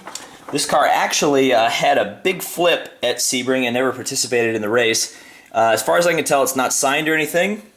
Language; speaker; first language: English; native; English